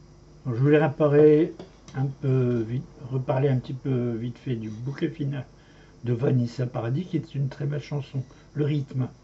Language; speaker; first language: French; native; French